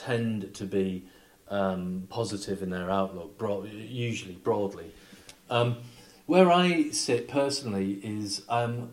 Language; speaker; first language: English; native; English